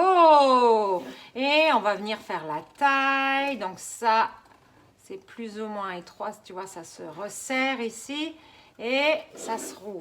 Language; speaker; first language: French; native; French